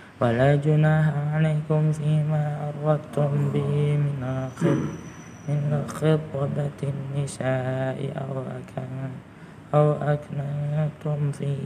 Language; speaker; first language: Arabic; non-native, learner; Indonesian